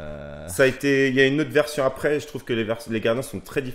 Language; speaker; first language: French; native; French